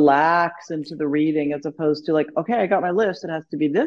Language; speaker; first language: English; native; English